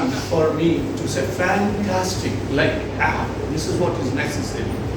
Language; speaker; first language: English; non-native, local second language; Bangla